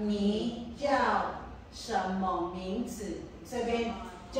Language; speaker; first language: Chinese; non-native, fluent; Filipino